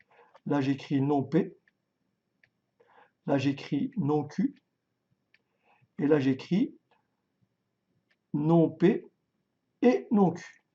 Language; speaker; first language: French; native; French